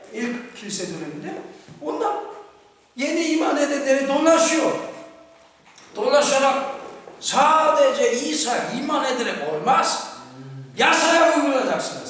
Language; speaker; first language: Turkish; non-native, fluent; Korean